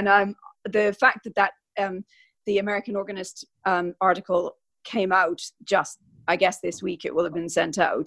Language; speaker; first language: English; native; English